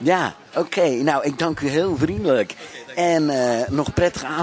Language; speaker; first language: Dutch; native; Dutch